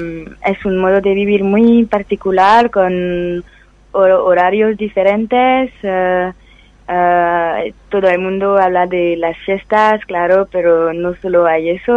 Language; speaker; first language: Spanish; non-native, fluent; French